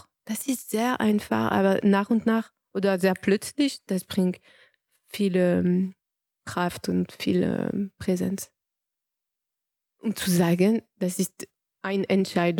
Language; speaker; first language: German; non-native, fluent; French